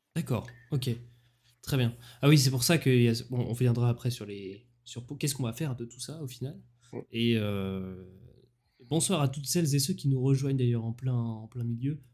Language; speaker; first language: French; native; French